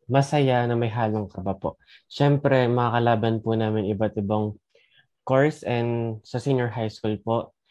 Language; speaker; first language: Filipino; non-native, local second language; Pampanga